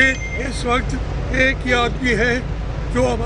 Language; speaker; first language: Urdu; native; Urdu